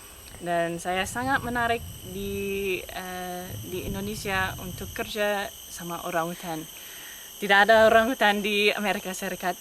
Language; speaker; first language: Indonesian; non-native, fluent; English